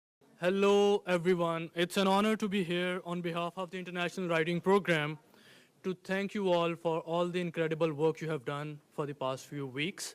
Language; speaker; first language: English; non-native, fluent; Spanish